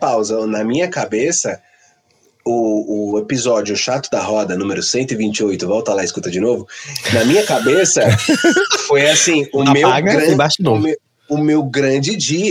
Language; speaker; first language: Portuguese; native; Portuguese